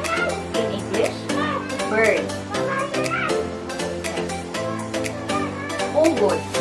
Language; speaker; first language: English; non-native, local second language; Aklanon